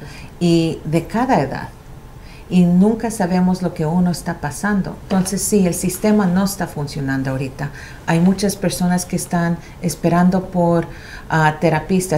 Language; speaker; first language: Spanish; early bilingual, heritage; Spanish